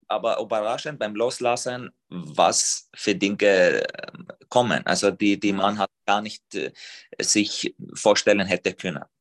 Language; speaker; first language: German; non-native, fluent; Arabic